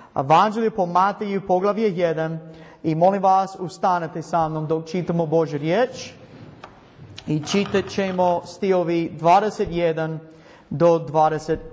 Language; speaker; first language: Croatian; non-native, learner; English